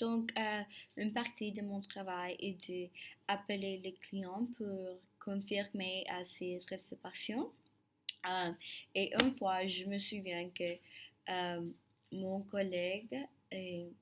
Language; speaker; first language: French; non-native, learner; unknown